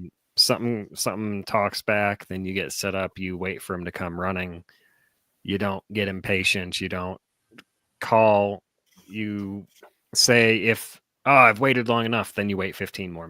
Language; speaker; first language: English; native; English